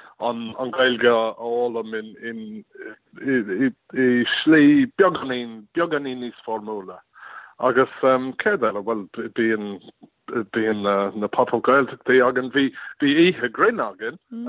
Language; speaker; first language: Irish; non-native, learner; English